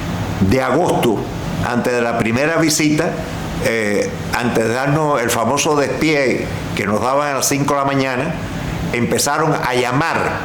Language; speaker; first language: Spanish; native; Spanish